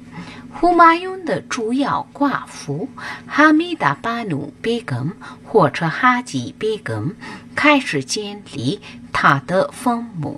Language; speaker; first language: Chinese; non-native, fluent; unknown